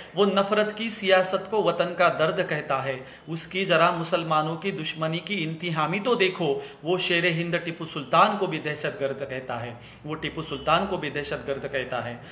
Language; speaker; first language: Hindi; non-native, local second language; Marathi